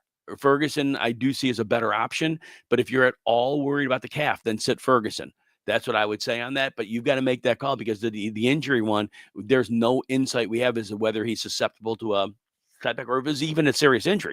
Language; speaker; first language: English; native; English